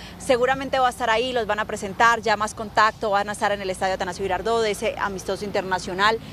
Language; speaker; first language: Spanish; native; Spanish